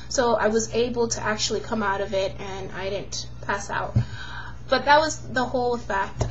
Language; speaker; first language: English; native; English